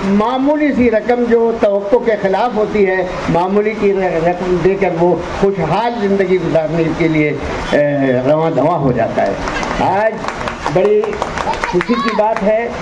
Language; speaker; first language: Hindi; non-native, local second language; Urdu